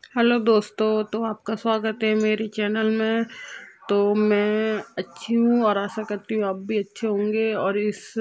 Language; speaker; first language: Hindi; native; Hindi